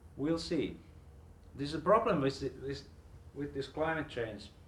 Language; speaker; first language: English; non-native, fluent; Finnish